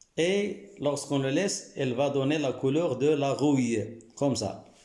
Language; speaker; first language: French; non-native, local second language; Arabic